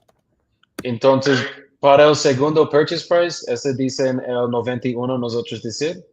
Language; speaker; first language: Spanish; non-native, learner; English